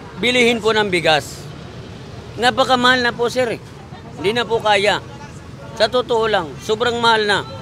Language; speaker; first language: Filipino; native; Filipino